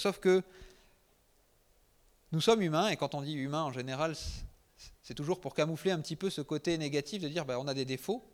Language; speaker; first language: French; native; French